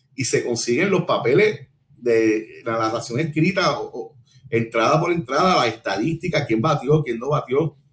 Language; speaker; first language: Spanish; native; Spanish